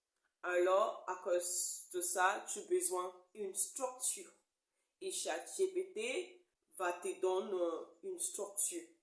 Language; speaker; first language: French; non-native, learner; English